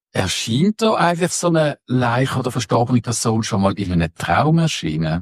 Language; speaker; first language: German; native; German